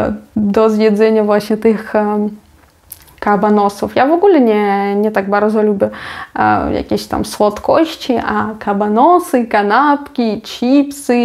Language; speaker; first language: Polish; non-native, fluent; Ukrainian